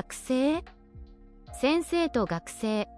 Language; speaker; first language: Japanese; non-native, learner; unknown